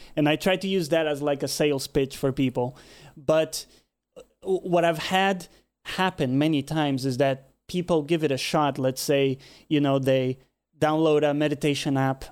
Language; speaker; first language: English; non-native, fluent; Portuguese